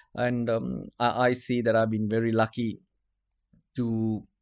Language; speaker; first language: English; non-native, local second language; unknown